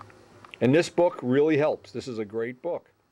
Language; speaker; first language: English; native; English